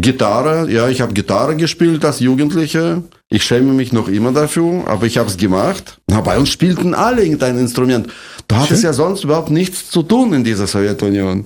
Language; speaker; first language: German; non-native, fluent; Russian